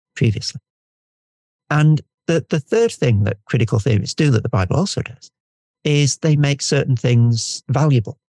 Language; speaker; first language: English; native; English